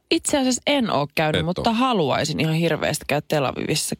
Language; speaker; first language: Finnish; native; Finnish